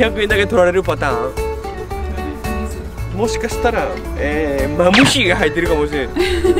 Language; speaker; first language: Japanese; native; Japanese